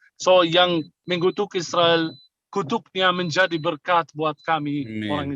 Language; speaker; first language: Indonesian; non-native, fluent; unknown